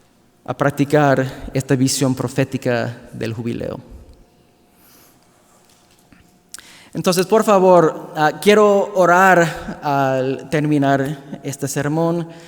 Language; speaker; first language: Spanish; non-native, fluent; English